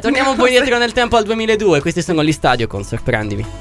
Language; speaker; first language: Italian; native; Italian